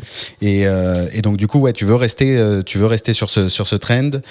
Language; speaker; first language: French; native; French